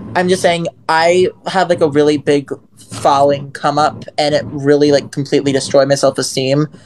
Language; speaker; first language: English; native; English